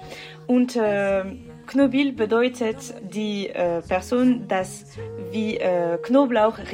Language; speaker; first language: German; non-native, learner; French